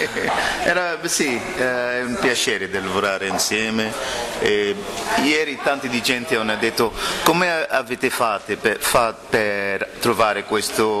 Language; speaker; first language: Italian; non-native, learner; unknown